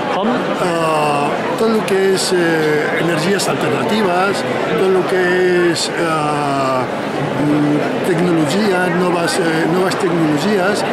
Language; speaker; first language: Catalan; non-native, local second language; Spanish